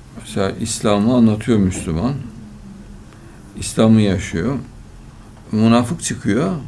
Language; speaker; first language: Turkish; native; Turkish